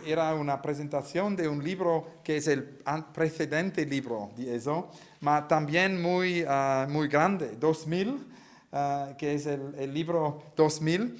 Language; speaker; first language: Spanish; non-native, learner; Italian